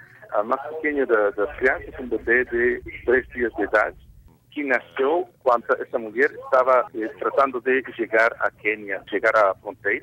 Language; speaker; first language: Portuguese; non-native, fluent; Spanish